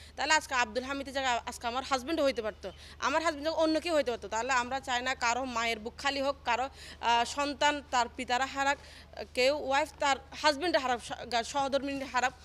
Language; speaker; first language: Bangla; native; Bangla